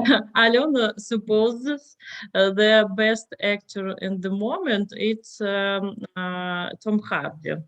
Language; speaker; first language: English; non-native, learner; Russian